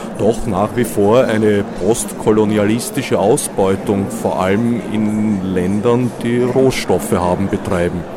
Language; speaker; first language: German; native; German